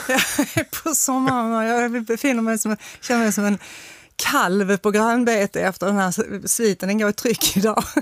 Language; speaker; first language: Swedish; early bilingual, other home language; Finnish